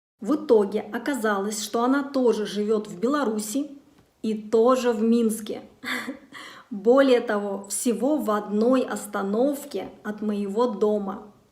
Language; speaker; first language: Russian; native; Russian